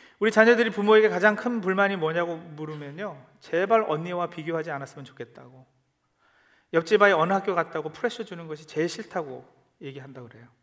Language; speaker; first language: Korean; early bilingual, heritage; Korean